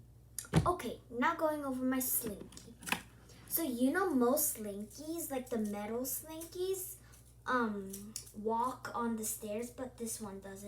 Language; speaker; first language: English; early bilingual, other home language; Korean